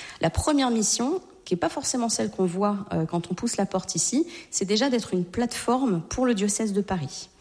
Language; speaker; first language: French; native; French